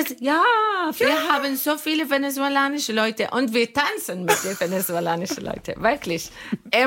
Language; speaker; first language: German; non-native, learner; Arabic